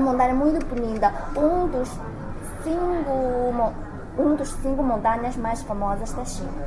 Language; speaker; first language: Portuguese; non-native, learner; Chinese